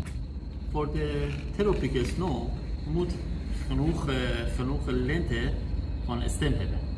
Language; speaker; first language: Dutch; non-native, learner; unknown